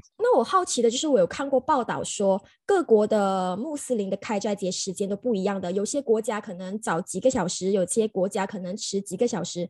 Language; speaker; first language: Chinese; native; Chinese